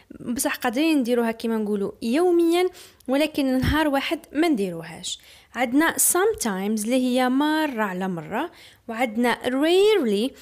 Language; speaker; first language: Arabic; native; Arabic